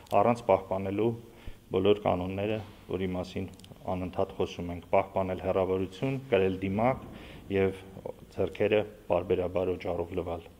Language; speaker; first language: Armenian; native; Armenian